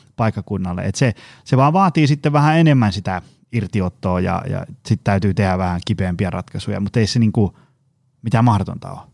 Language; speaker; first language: Finnish; native; Finnish